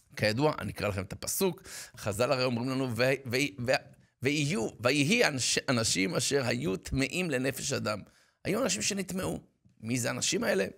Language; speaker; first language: Hebrew; native; Hebrew